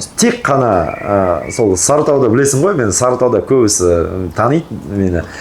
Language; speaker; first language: Kazakh; early bilingual, heritage; Kazakh